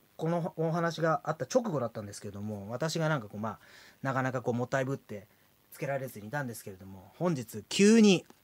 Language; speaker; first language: Japanese; native; Japanese